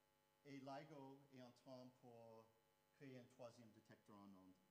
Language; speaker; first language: French; non-native, fluent; English